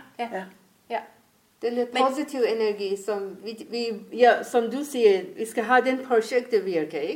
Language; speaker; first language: Danish; non-native, fluent; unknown